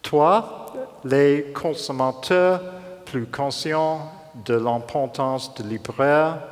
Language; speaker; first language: French; non-native, learner; English